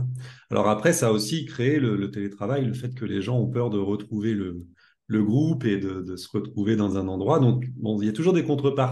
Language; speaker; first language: French; native; French